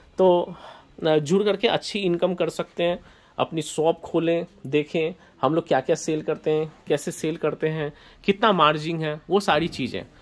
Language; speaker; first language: Hindi; native; Hindi